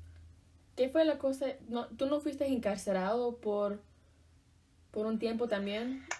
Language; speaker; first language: Spanish; early bilingual, heritage; Spanish